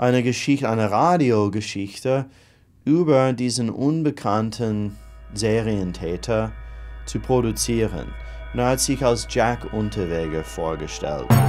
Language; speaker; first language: German; non-native, fluent; English